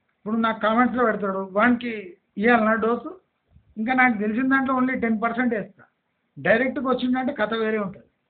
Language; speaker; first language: Telugu; non-native, local second language; Kannada